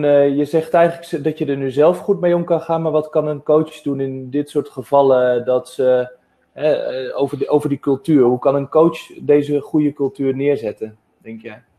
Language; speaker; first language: Dutch; native; Dutch